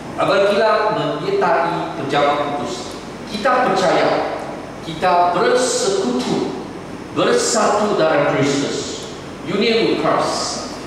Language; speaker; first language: Malay; non-native, local second language; Chinese